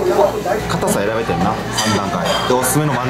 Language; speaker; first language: Japanese; native; Japanese